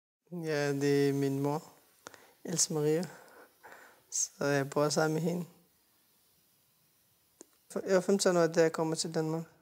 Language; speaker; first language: Danish; non-native, learner; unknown